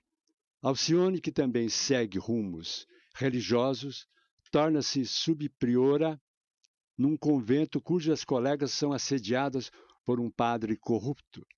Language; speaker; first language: Portuguese; native; Portuguese